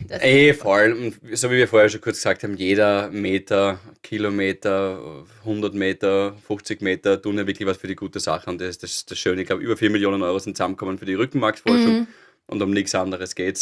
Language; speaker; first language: German; native; German